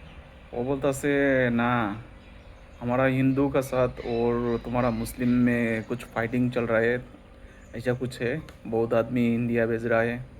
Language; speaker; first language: Hindi; non-native, learner; Bangla